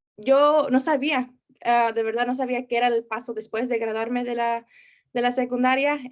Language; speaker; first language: Spanish; early bilingual, heritage; Spanish